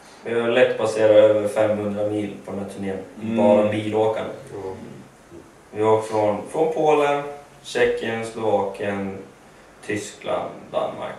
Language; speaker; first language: Swedish; native; Swedish